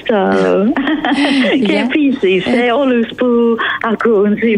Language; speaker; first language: Greek; non-native, learner; English